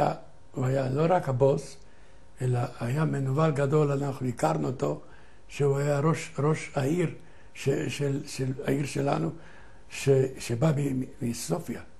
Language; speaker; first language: Hebrew; non-native, fluent; Ladino